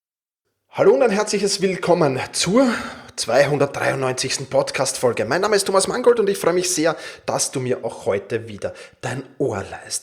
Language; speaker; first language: German; native; German